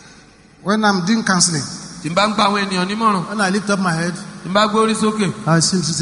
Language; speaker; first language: English; non-native, local second language; Yoruba